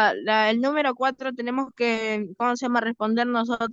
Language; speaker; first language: Spanish; native; Spanish